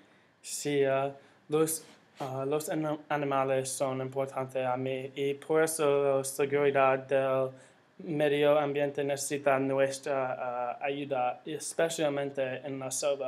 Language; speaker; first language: Spanish; non-native, learner; English